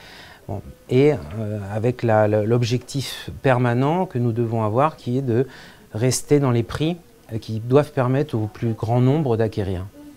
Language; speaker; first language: French; native; French